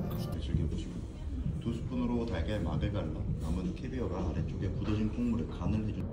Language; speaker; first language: Korean; native; Korean